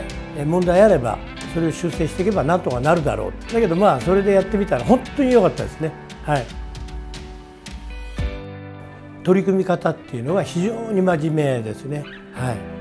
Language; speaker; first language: Japanese; native; Japanese